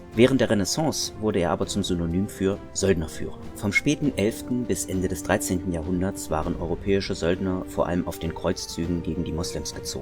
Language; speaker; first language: German; native; German